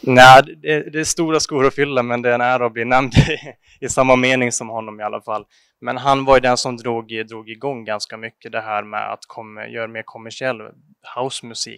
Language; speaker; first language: Swedish; native; Swedish